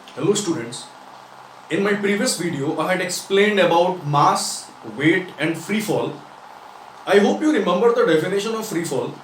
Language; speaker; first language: English; non-native, local second language; Nepali